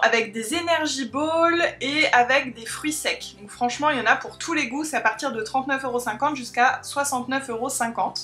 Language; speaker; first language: French; native; French